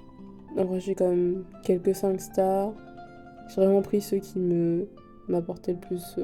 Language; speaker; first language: French; native; French